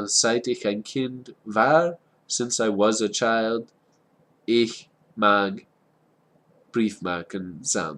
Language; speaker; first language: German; non-native, fluent; English